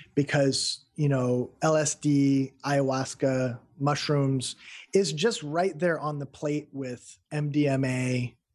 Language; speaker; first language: English; native; English